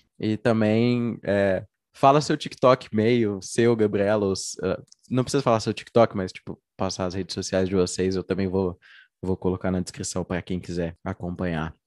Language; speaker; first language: Portuguese; native; Portuguese